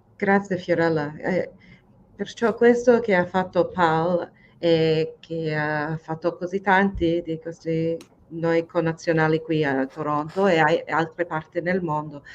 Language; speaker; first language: Italian; early bilingual, other home language; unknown